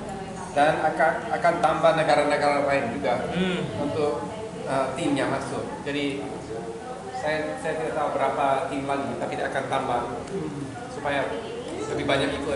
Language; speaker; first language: Indonesian; non-native, fluent; English